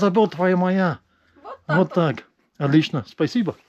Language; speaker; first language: Russian; non-native, learner; English